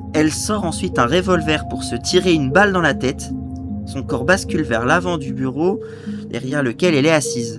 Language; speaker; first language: French; native; French